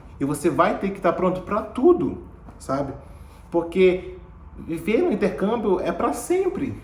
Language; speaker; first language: Portuguese; native; Portuguese